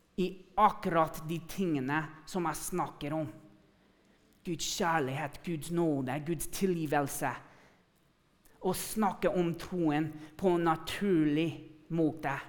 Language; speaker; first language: Norwegian; non-native, fluent; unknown